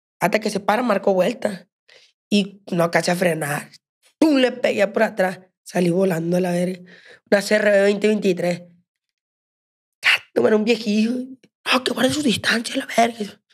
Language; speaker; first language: Spanish; native; Spanish